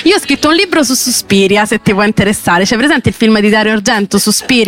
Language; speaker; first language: Italian; native; Italian